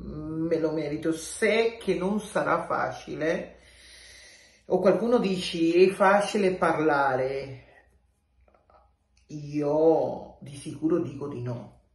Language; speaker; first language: Italian; non-native, local second language; Spanish